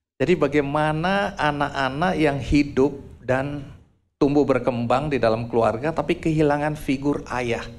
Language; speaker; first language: Indonesian; native; Indonesian